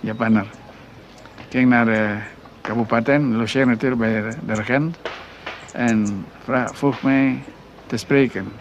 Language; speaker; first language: Dutch; non-native, local second language; Minangkabau